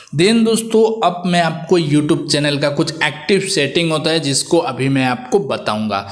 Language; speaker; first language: Hindi; native; Hindi